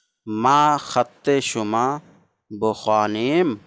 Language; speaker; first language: Persian; non-native, fluent; Urdu